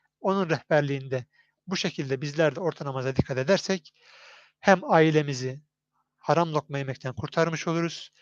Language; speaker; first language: Turkish; native; Turkish